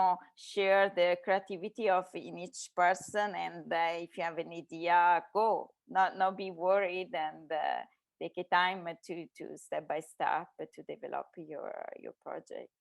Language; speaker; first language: English; non-native, learner; Italian